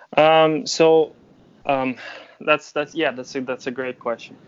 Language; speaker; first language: English; non-native, fluent; Ukrainian